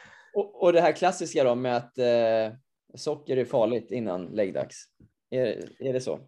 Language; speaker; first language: Swedish; native; Swedish